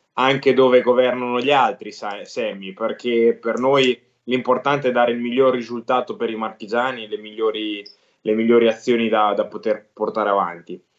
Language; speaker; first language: Italian; native; Italian